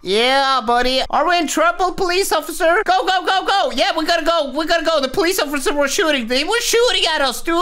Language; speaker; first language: English; native; English